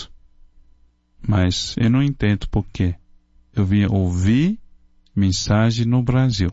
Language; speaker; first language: Portuguese; non-native, fluent; Chinese